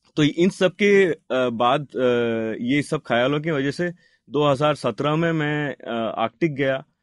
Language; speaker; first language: Hindi; non-native, local second language; Telugu